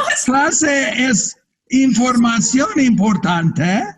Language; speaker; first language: Spanish; non-native, fluent; English